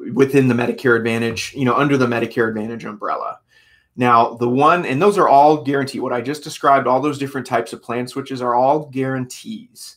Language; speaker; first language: English; native; English